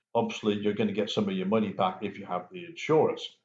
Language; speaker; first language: English; native; English